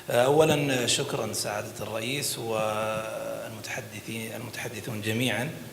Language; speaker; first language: Arabic; native; Arabic